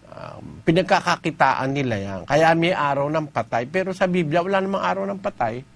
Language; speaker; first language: Filipino; native; Filipino